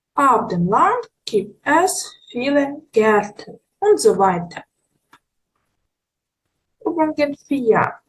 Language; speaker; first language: German; non-native, learner; Ukrainian